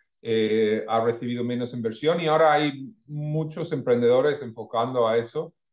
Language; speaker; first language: Spanish; non-native, fluent; English